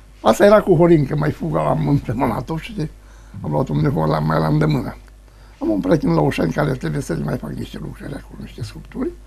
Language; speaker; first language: Romanian; native; Romanian